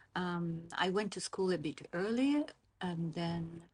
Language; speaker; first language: English; non-native, fluent; Azerbaijani